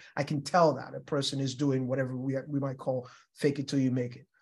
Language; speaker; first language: English; non-native, local second language; Yoruba